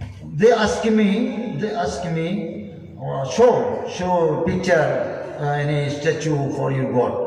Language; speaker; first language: English; non-native, local second language; Bangla